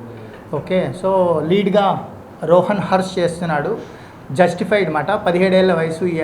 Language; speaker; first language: Telugu; native; Telugu